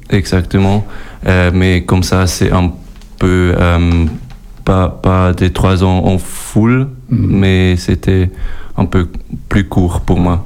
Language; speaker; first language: French; non-native, learner; German